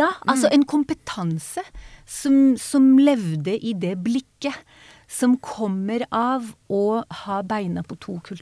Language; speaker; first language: Norwegian; non-native, fluent; Hebrew